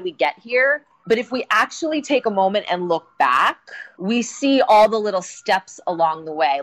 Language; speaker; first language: English; native; English